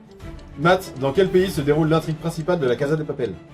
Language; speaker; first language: French; native; French